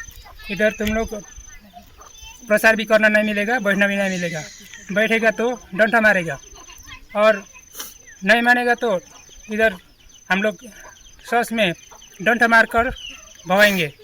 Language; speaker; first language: Hindi; non-native, local second language; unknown